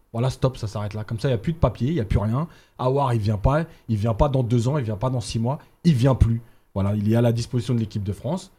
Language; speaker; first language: French; native; French